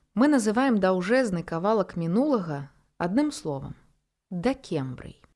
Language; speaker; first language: Belarusian; non-native, local second language; Russian